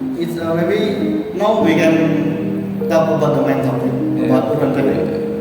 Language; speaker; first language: English; non-native, learner; Indonesian